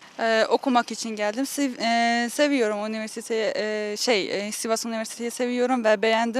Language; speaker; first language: Turkish; non-native, learner; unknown